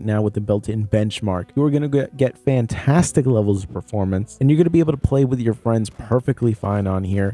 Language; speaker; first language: English; native; English